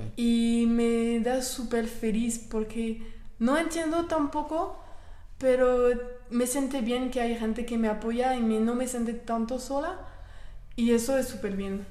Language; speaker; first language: Spanish; non-native, learner; French